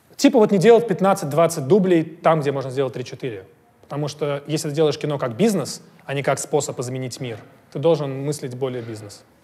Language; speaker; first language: Russian; native; Russian